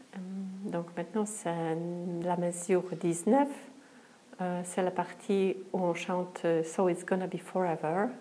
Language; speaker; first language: French; non-native, fluent; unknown